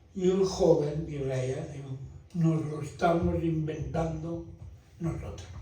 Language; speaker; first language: Spanish; non-native, local second language; Catalan